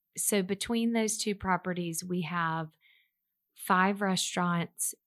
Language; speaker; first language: English; native; English